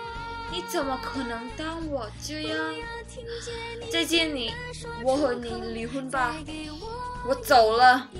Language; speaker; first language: Chinese; non-native, learner; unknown